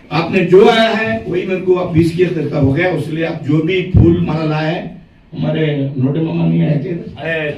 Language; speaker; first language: Hindi; non-native, local second language; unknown